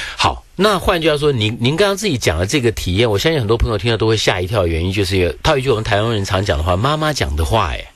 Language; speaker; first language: Chinese; native; Chinese